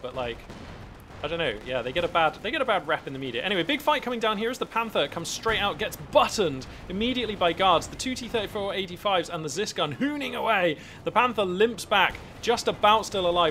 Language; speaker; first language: English; native; English